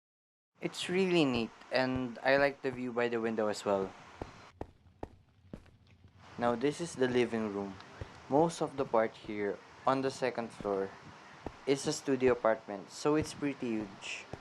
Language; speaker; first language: English; non-native, local second language; Filipino